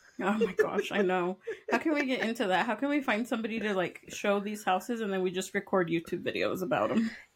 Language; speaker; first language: English; early bilingual, other home language; Spanish